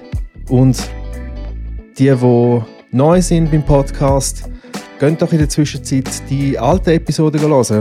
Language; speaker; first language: German; native; German